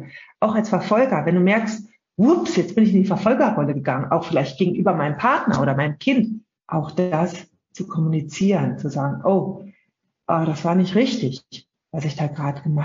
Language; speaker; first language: German; native; German